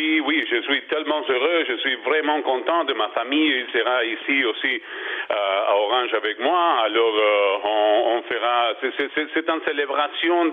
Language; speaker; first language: French; non-native, learner; Spanish